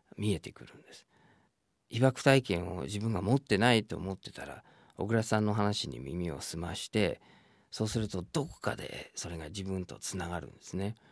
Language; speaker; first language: Japanese; non-native, fluent; English